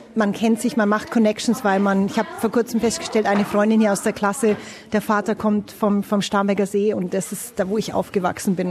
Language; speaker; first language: German; native; German